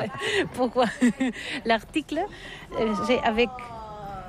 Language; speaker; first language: French; non-native, learner; Catalan